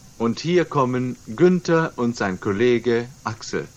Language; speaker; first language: German; non-native, fluent; Swedish